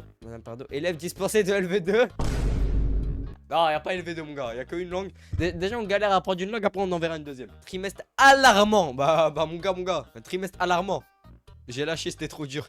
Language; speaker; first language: French; native; French